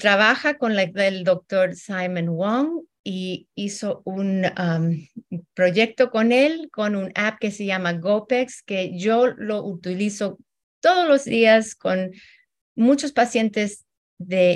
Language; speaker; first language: Spanish; early bilingual, heritage; Spanish